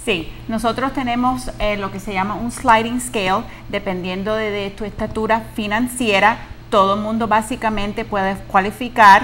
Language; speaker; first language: Spanish; early bilingual, heritage; Spanish